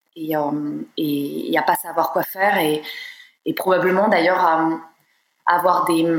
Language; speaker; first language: French; native; French